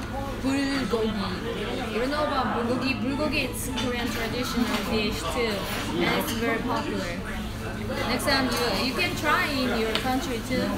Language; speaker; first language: English; non-native, fluent; Korean